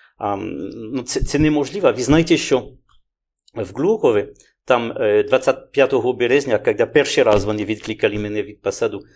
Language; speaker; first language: Ukrainian; non-native, learner; French